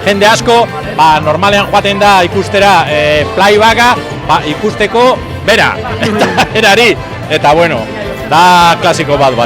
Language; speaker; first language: Basque; non-native, local second language; Spanish